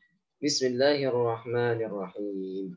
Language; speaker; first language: Arabic; non-native, fluent; Indonesian